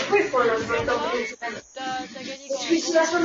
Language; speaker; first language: French; native; French